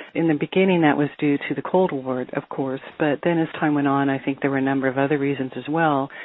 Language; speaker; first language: English; native; English